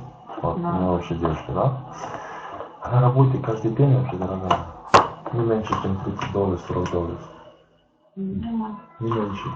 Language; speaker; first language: Russian; non-native, learner; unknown